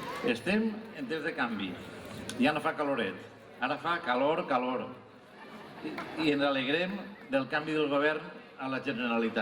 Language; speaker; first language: Catalan; native; Catalan